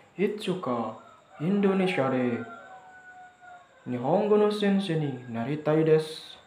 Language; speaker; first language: Japanese; non-native, learner; Indonesian